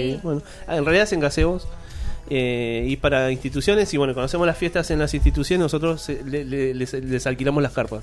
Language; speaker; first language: Spanish; native; Spanish